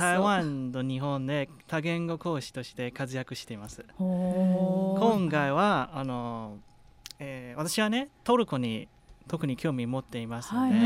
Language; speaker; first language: Japanese; non-native, fluent; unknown